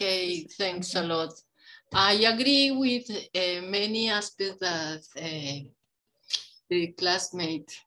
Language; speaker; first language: English; non-native, learner; Spanish